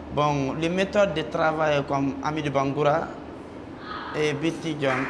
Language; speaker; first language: French; non-native, local second language; Mandingo